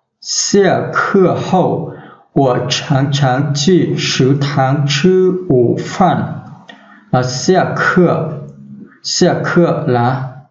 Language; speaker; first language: Chinese; non-native, fluent; Vietnamese